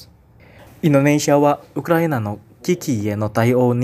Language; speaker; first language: Japanese; non-native, fluent; Indonesian